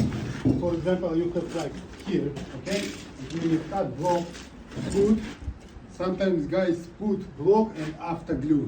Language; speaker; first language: English; non-native, learner; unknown